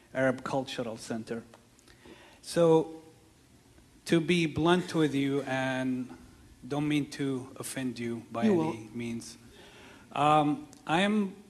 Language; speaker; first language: English; non-native, fluent; Arabic